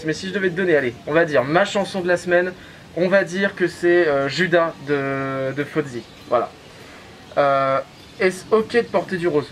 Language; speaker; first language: French; native; French